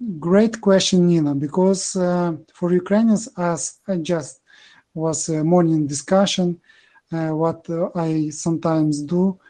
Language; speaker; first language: English; non-native, learner; Ukrainian